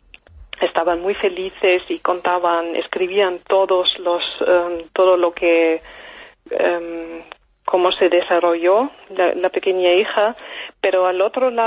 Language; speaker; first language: Spanish; non-native, fluent; German